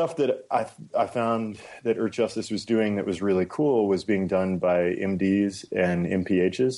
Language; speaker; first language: English; native; English